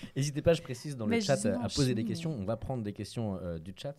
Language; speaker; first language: French; native; French